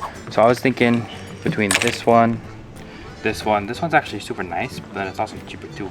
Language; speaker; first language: English; native; English